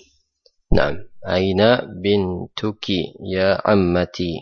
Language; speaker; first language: Arabic; non-native, fluent; Indonesian